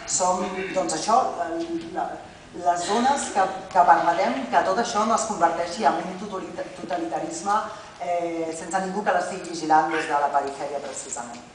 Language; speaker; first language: Catalan; non-native, local second language; Spanish